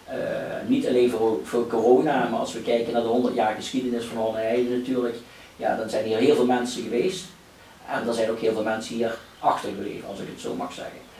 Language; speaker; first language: Dutch; native; Dutch